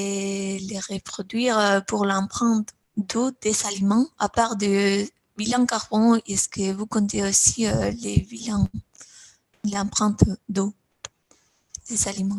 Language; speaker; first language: French; non-native, fluent; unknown